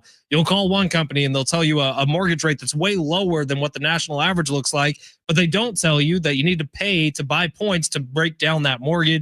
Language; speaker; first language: English; native; English